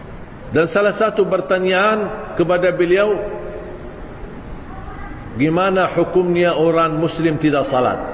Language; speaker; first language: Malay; non-native, fluent; Arabic